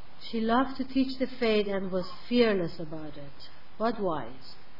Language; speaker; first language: English; non-native, fluent; Persian